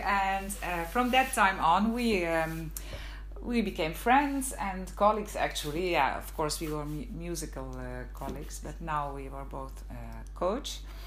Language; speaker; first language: English; non-native, fluent; Dutch